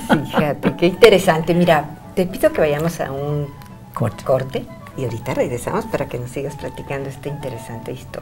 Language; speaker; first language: Spanish; native; Spanish